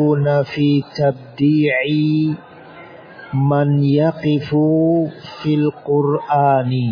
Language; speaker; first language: Arabic; non-native, fluent; Indonesian